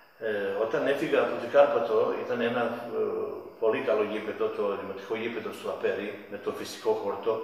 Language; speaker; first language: Greek; non-native, fluent; Serbian